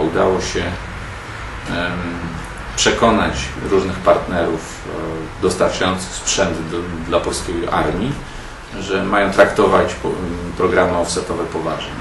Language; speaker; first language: Polish; native; Polish